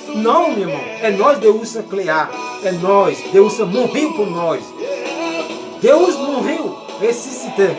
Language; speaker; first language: Portuguese; non-native, learner; Haitian Creole